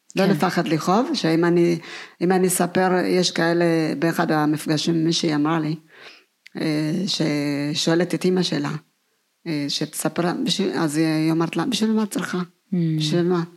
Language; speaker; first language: Hebrew; non-native, fluent; Amharic